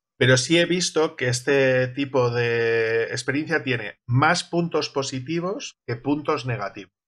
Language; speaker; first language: Spanish; native; Spanish